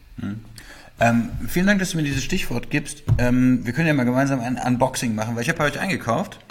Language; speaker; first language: German; native; German